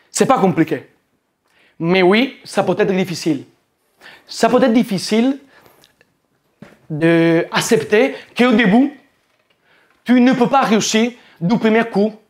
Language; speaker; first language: French; non-native, learner; Italian